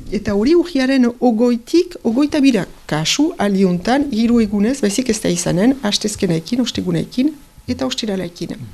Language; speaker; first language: Basque; native; Basque